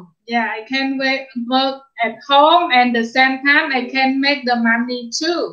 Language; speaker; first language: English; non-native, fluent; Khmer